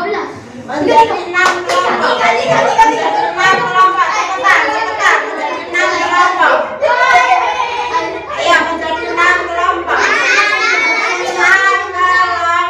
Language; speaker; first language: Indonesian; native; Indonesian